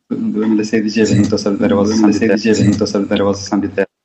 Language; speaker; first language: Italian; non-native, learner; Malayalam